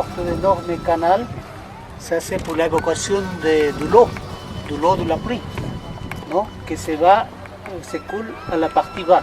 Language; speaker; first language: French; non-native, fluent; Spanish